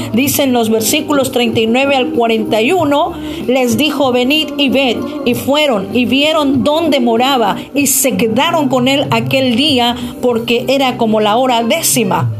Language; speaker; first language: Spanish; native; Spanish